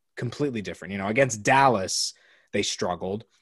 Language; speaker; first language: English; native; English